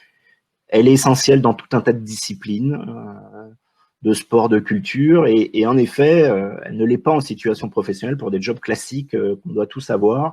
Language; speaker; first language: French; native; French